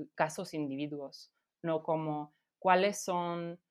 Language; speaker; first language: Spanish; non-native, fluent; English